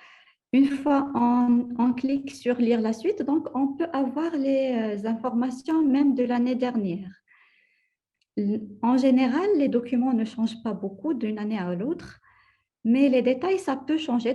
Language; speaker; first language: French; non-native, local second language; Arabic